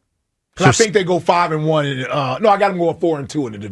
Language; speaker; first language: English; native; English